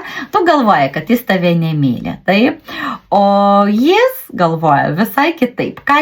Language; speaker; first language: Lithuanian; native; Lithuanian